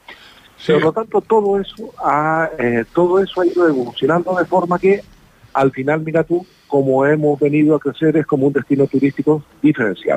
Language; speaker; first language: Spanish; native; Spanish